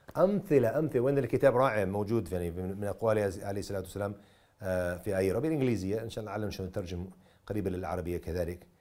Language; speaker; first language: Arabic; non-native, fluent; English